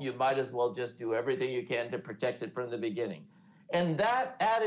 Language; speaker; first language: English; native; English